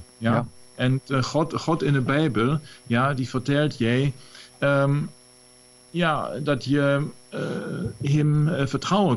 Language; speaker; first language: Dutch; non-native, fluent; German